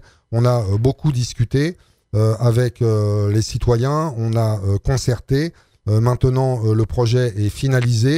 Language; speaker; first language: French; native; French